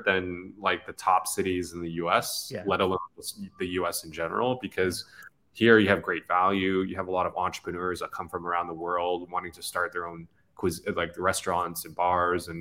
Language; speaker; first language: English; native; English